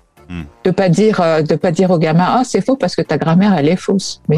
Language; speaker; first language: French; native; French